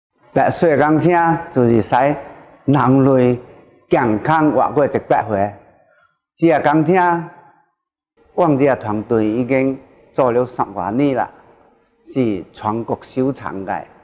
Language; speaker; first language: Chinese; non-native, local second language; Min Nan Chinese